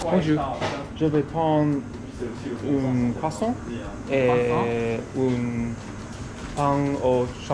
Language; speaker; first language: French; non-native, learner; Chinese